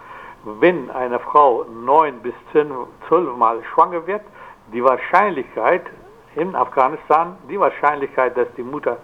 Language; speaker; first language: German; non-native, fluent; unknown